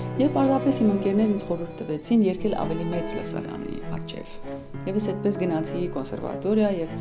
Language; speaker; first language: Armenian; native; Armenian